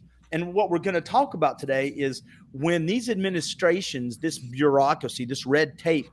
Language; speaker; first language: English; native; English